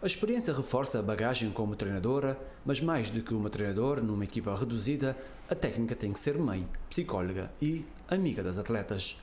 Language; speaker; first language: Portuguese; non-native, local second language; Kabuverdianu